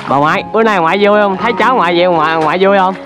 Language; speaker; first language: Vietnamese; native; Vietnamese